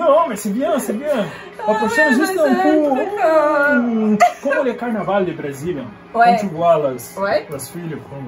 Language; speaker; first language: French; non-native, learner; Portuguese